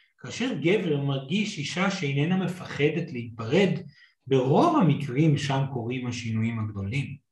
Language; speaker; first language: Hebrew; non-native, fluent; English